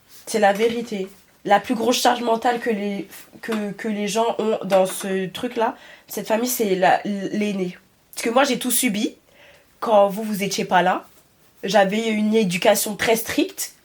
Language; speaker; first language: French; native; French